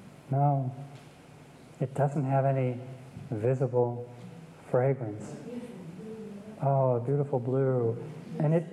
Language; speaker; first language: English; native; English